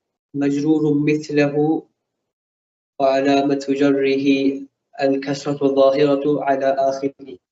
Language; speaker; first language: Arabic; non-native, learner; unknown